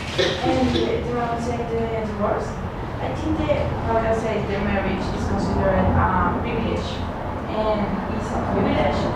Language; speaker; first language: English; non-native, learner; Spanish